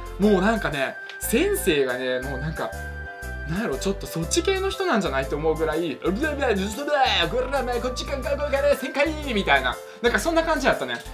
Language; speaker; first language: Japanese; early bilingual, other home language; Russian